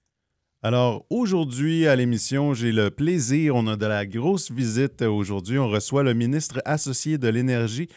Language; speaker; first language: French; native; French